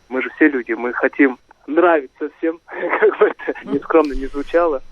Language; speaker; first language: Russian; non-native, local second language; Kazakh